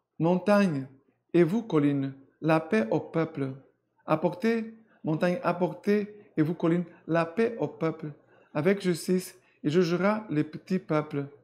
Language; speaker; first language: French; non-native, fluent; Portuguese